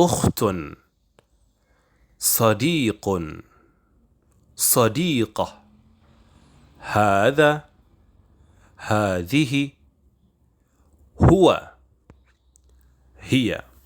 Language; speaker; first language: Arabic; non-native, fluent; Indonesian